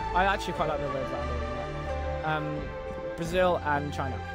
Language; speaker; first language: English; native; English